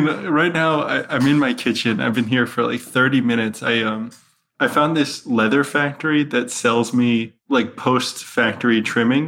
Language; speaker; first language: English; native; English